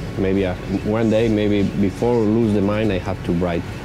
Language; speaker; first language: English; non-native, learner; Spanish